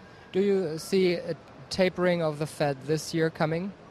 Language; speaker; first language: English; non-native, fluent; German